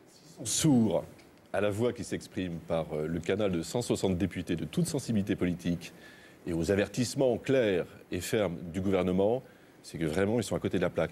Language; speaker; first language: French; native; French